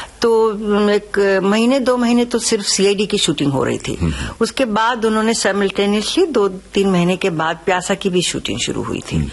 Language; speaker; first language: Urdu; native; Urdu